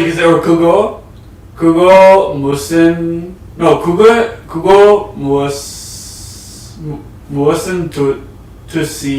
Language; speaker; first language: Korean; non-native, learner; English